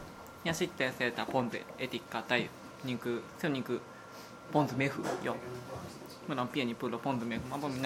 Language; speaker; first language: Finnish; non-native, learner; Japanese